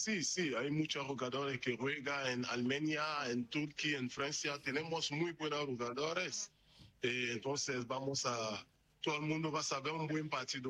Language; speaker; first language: Spanish; non-native, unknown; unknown